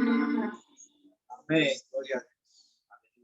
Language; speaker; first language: Spanish; native; Spanish